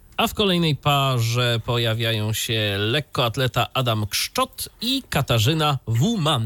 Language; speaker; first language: Polish; native; Polish